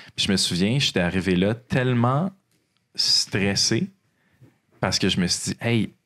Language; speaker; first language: French; native; French